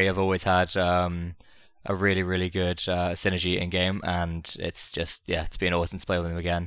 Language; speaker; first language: English; native; English